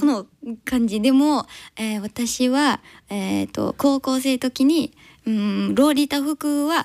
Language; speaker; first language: Japanese; non-native, learner; English